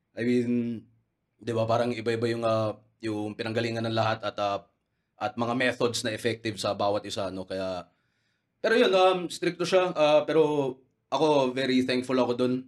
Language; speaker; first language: Filipino; native; Filipino